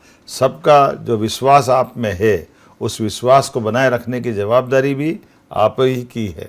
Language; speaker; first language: Hindi; native; Hindi